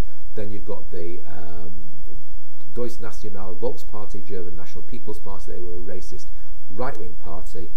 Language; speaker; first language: English; native; English